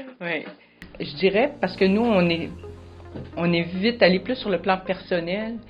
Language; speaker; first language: French; native; French